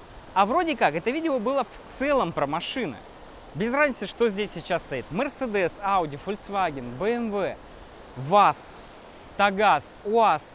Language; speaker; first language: Russian; native; Russian